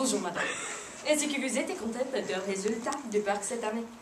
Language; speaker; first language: French; non-native, learner; English